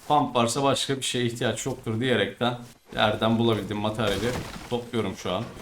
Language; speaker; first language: Turkish; native; Turkish